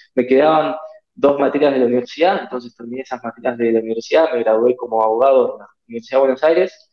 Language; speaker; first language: Spanish; native; Spanish